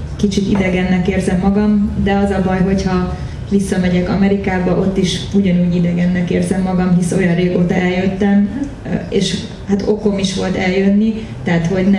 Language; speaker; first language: Hungarian; early bilingual, heritage; Hungarian